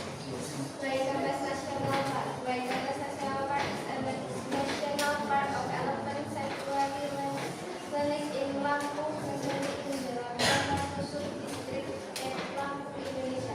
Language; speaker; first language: English; non-native, learner; Indonesian